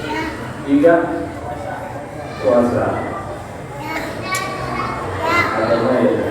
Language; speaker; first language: Indonesian; non-native, learner; Arabic